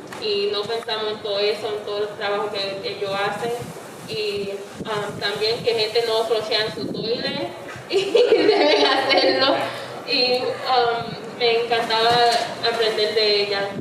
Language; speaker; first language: Spanish; early bilingual, heritage; English